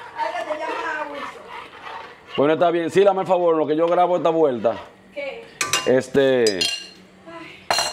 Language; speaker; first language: Spanish; native; Spanish